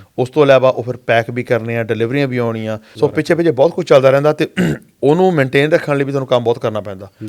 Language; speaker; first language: Punjabi; native; Punjabi